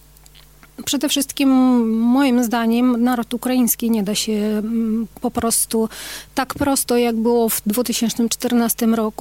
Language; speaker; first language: Polish; non-native, fluent; Ukrainian